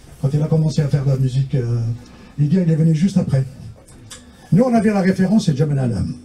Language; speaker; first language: French; non-native, local second language; Kabyle